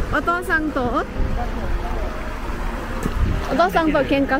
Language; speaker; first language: Japanese; non-native, fluent; Thai